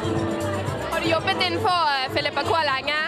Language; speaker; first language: Norwegian; native; Norwegian